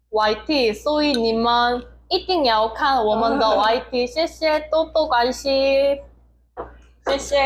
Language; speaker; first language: Chinese; non-native, learner; Korean